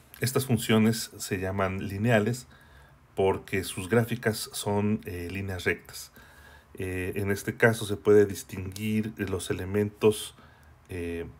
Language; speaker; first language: Spanish; native; Spanish